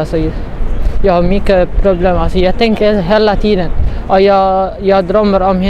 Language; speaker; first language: Swedish; non-native, learner; Tigrinya